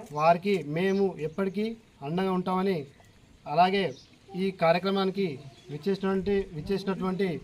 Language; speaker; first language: Telugu; native; Telugu